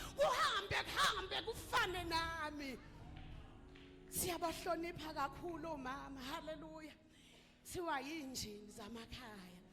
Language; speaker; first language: Zulu; native; Zulu